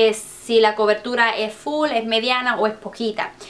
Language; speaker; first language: Spanish; early bilingual, heritage; Spanish